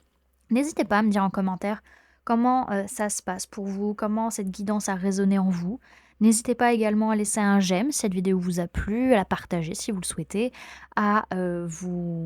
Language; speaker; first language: French; native; French